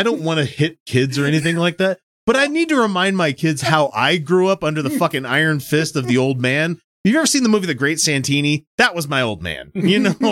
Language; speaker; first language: English; native; English